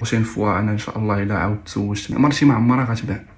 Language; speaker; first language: Arabic; native; Arabic